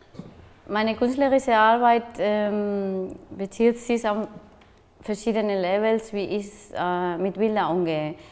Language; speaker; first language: German; non-native, fluent; Spanish